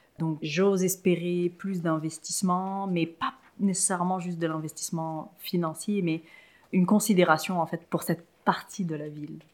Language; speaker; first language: French; early bilingual, other home language; Arabic